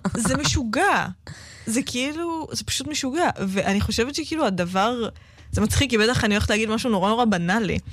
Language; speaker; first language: Hebrew; native; Hebrew